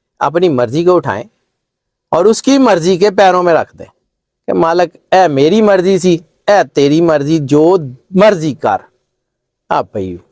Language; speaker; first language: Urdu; non-native, local second language; Punjabi